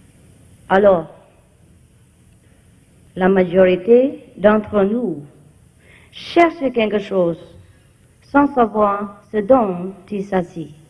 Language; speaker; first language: French; non-native, fluent; Vietnamese